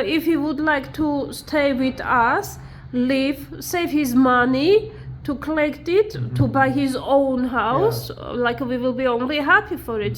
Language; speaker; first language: English; non-native, learner; Armenian